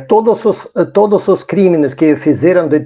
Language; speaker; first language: Portuguese; non-native, fluent; Russian